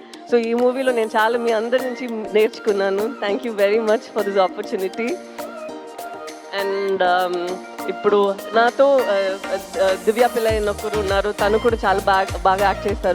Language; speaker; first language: Telugu; non-native, fluent; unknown